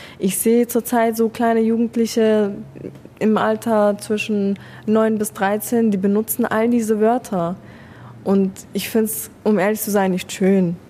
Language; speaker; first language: German; early bilingual, other home language; Persian